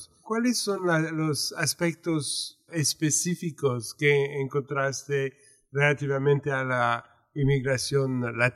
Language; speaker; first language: Spanish; non-native, fluent; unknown